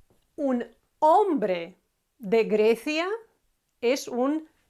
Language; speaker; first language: Spanish; non-native, fluent; Croatian